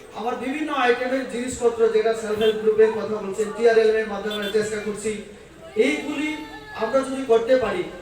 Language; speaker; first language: Bangla; native; Bangla